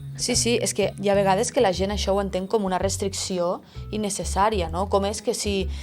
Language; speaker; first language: Catalan; native; Catalan